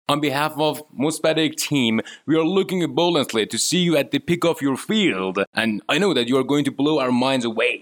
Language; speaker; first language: English; non-native, fluent; Persian